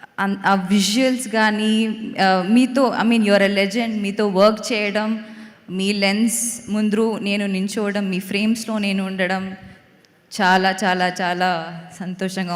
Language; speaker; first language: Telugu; non-native, local second language; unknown